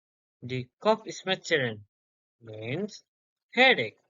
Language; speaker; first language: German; non-native, learner; English